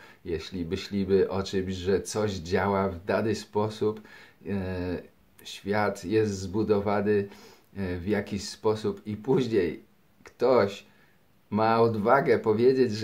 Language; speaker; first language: Polish; native; Polish